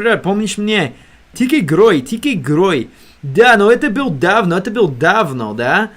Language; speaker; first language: Russian; non-native, learner; English